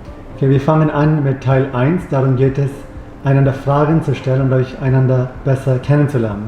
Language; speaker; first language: German; non-native, fluent; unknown